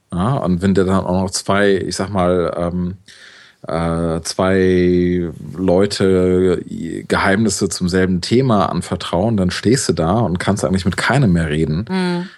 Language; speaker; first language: German; native; German